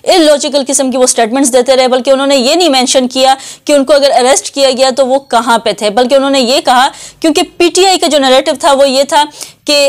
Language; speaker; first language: Urdu; native; Urdu